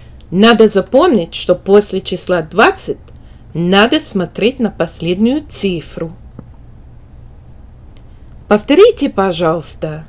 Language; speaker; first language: Russian; non-native, fluent; English